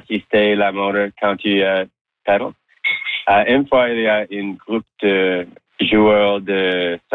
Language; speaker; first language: French; non-native, local second language; English